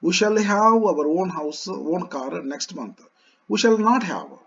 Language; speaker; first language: English; non-native, local second language; Kannada